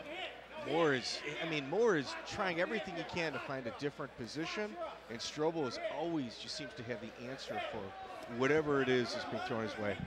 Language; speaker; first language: English; native; English